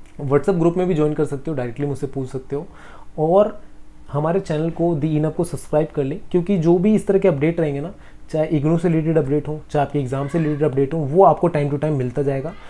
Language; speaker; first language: Hindi; native; Hindi